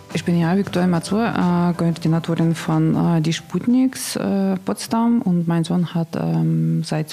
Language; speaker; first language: German; non-native, learner; Russian